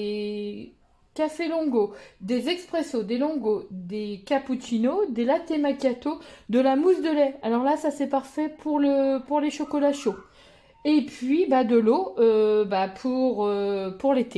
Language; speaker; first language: French; native; French